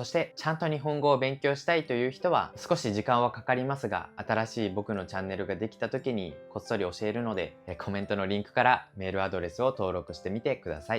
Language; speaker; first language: Japanese; native; Japanese